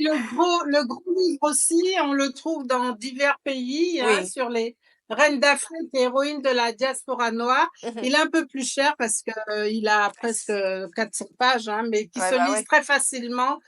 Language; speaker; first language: French; native; French